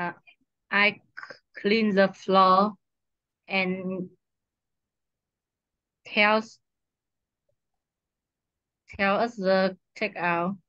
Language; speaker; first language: English; non-native, learner; Vietnamese